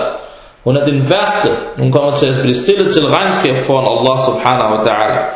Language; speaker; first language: Danish; early bilingual, other home language; Arabic